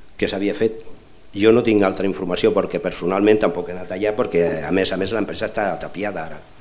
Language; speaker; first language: Catalan; non-native, local second language; Spanish